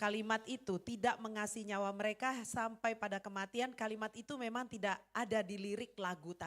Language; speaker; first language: Indonesian; native; Indonesian